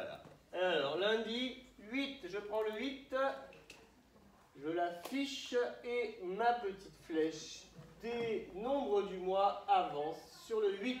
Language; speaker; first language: French; native; French